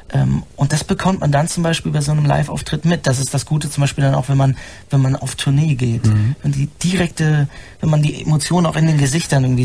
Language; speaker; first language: German; native; German